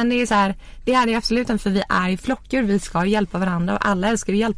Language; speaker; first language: Swedish; native; Swedish